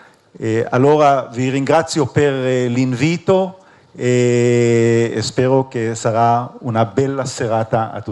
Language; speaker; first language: Italian; non-native, fluent; Hebrew